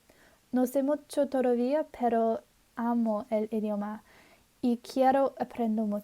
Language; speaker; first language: Spanish; non-native, learner; English